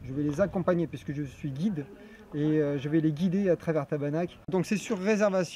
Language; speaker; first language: French; native; French